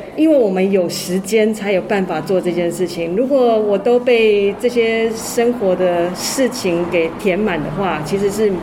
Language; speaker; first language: Chinese; native; Chinese